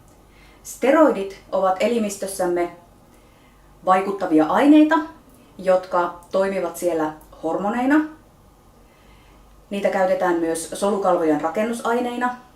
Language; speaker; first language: Finnish; native; Finnish